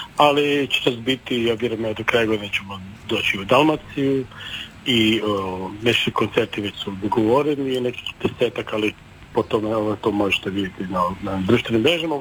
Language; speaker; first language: Serbian; early bilingual, heritage; Croatian